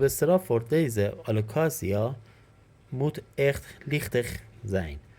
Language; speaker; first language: Dutch; non-native, learner; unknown